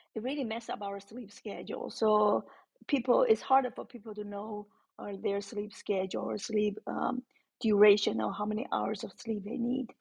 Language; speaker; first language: English; non-native, fluent; Chinese